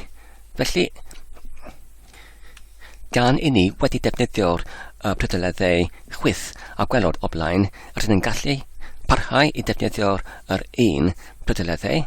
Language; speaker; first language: Welsh; non-native, fluent; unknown